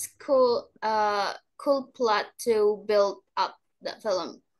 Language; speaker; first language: English; non-native, learner; Indonesian